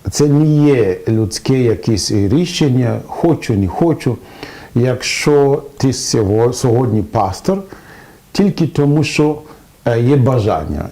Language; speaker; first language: Ukrainian; non-native, fluent; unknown